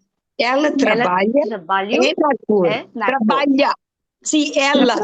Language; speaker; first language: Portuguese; non-native, fluent; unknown